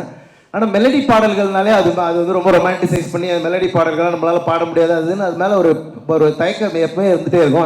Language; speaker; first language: Tamil; native; Tamil